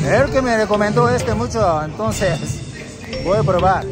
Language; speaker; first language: Spanish; non-native, learner; Japanese